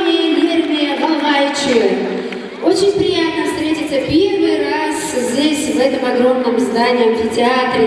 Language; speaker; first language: Russian; non-native, local second language; Chechen